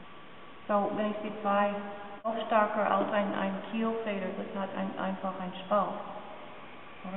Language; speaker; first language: German; non-native, learner; English